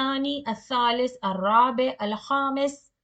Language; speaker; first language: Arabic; non-native, fluent; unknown